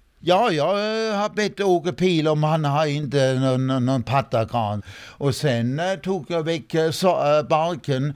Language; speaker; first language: Swedish; non-native, fluent; German